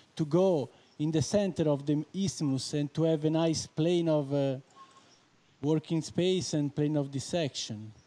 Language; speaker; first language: English; non-native, fluent; Italian